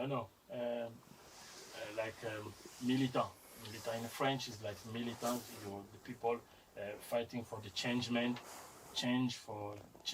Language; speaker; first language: English; non-native, learner; French